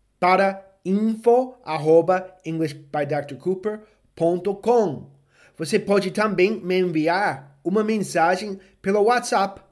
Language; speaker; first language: Portuguese; non-native, fluent; English